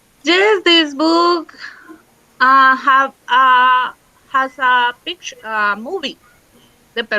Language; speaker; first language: English; non-native, learner; Spanish